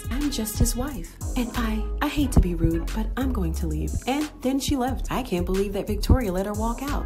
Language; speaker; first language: English; native; English